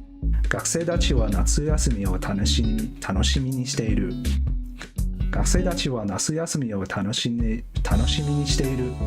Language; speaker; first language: Japanese; non-native, learner; Cantonese